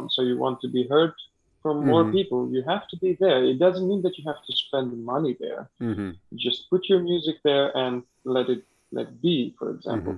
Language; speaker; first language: English; non-native, fluent; Greek